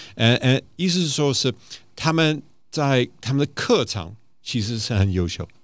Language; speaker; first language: Chinese; non-native, fluent; German